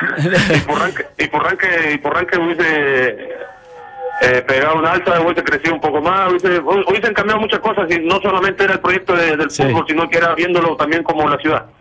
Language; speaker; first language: Spanish; native; Spanish